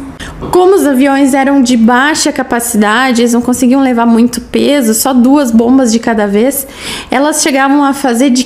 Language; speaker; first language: Portuguese; native; Portuguese